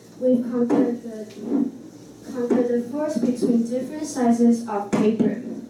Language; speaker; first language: English; non-native, learner; Chinese